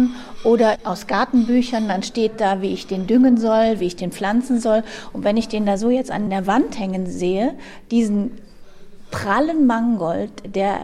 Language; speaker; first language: German; native; German